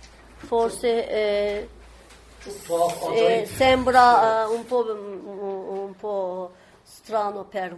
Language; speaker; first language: Italian; non-native, learner; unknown